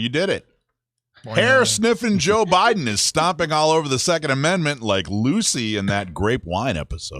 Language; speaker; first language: English; native; English